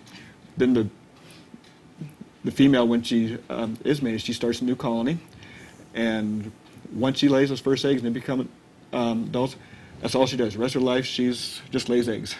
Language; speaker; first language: English; native; English